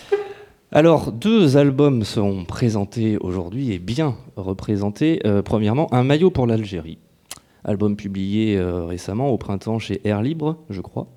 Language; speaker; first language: French; native; French